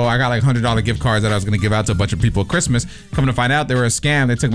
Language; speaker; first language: English; native; English